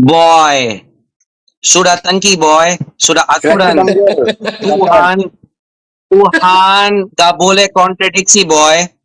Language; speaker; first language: Indonesian; non-native, fluent; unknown